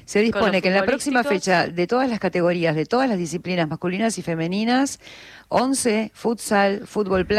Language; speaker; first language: Spanish; native; Spanish